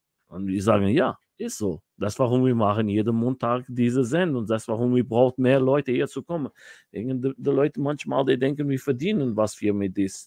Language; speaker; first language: German; non-native, learner; Portuguese